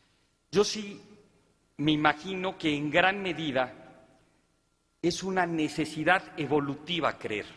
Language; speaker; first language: Spanish; native; Spanish